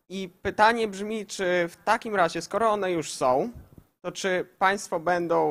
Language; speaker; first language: Polish; native; Polish